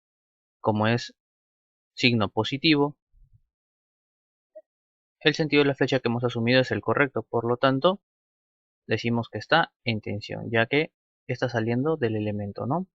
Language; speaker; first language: Spanish; native; Spanish